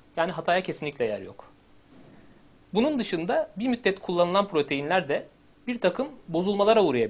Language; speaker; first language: Turkish; native; Turkish